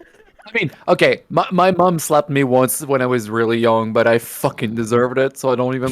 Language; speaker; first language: English; native; English